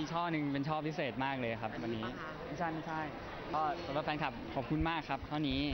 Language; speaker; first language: Thai; native; Thai